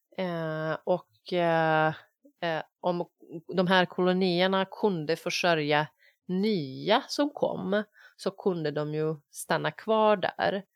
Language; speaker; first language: Swedish; non-native, fluent; Bosnian